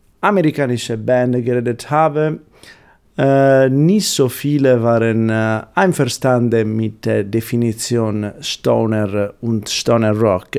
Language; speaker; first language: German; non-native, fluent; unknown